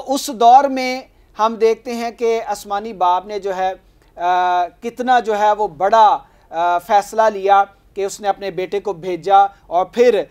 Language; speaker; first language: Urdu; non-native, local second language; Punjabi